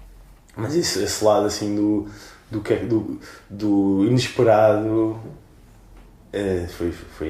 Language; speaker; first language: Portuguese; native; Portuguese